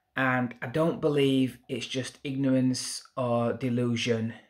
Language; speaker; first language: English; native; English